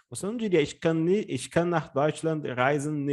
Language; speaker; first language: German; non-native, fluent; Portuguese